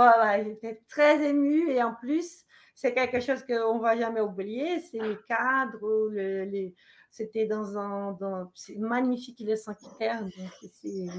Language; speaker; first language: French; non-native, fluent; Portuguese